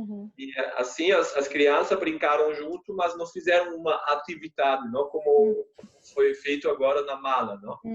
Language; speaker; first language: Portuguese; non-native, fluent; German